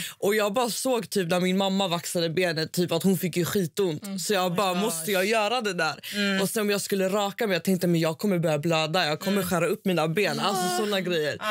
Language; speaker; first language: Swedish; early bilingual, other home language; Spanish